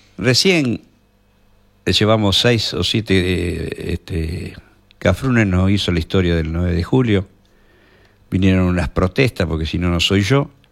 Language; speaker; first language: Spanish; native; Spanish